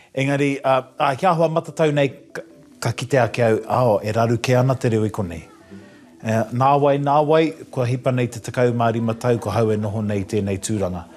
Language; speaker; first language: Māori; non-native, local second language; English